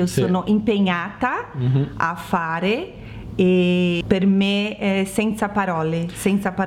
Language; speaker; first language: Italian; non-native, learner; Portuguese